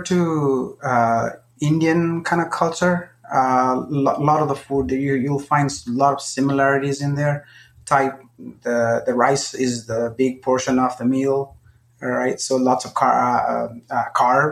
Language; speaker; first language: English; non-native, local second language; Nepali